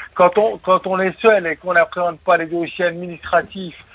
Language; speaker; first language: French; native; French